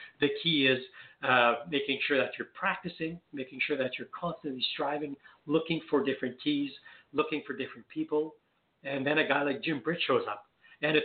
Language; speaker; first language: English; non-native, fluent; French